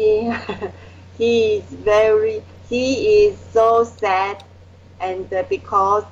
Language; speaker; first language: English; non-native, learner; Chinese